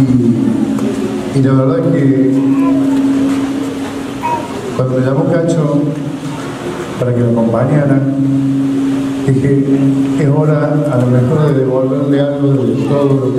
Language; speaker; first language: Spanish; native; Spanish